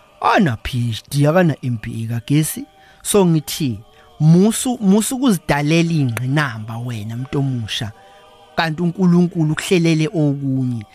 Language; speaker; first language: Zulu; native; Zulu